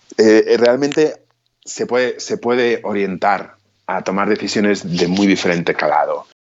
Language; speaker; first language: Spanish; native; Spanish